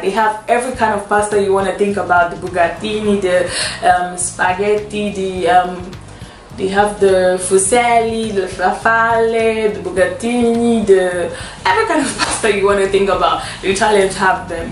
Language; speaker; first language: English; non-native, local second language; Igbo